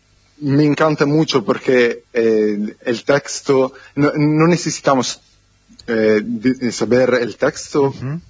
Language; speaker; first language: Spanish; non-native, learner; Italian